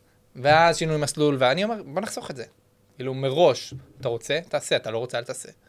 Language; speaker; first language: Hebrew; native; Hebrew